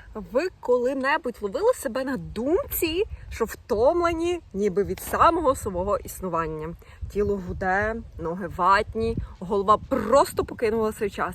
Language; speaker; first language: Ukrainian; non-native, local second language; Russian